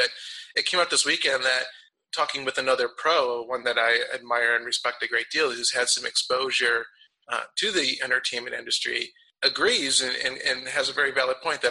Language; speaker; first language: English; native; English